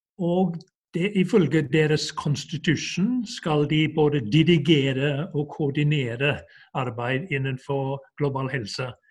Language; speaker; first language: Norwegian; non-native, fluent; English